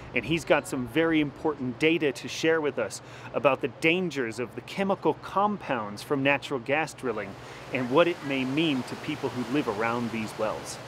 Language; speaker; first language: English; native; English